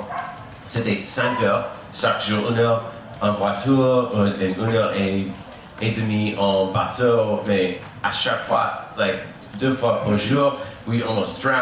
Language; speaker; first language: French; non-native, learner; English